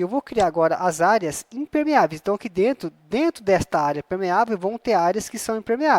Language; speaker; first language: Portuguese; native; Portuguese